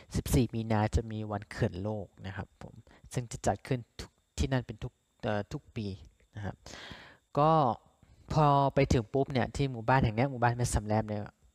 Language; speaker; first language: Thai; non-native, local second language; S'gaw Karen